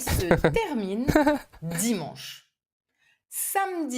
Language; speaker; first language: French; non-native, fluent; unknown